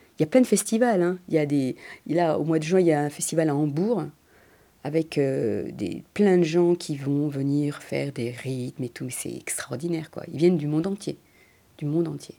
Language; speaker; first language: French; early bilingual, other home language; Spanish